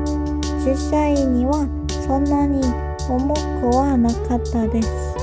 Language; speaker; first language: Japanese; non-native, fluent; Korean